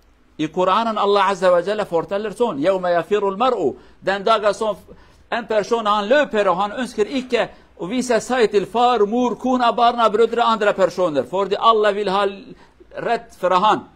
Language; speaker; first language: Norwegian; non-native, learner; Kurdish